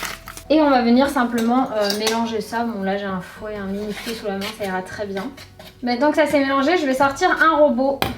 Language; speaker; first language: French; native; French